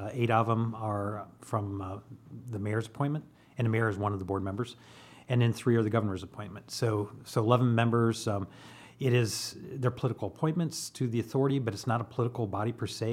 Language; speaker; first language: English; native; English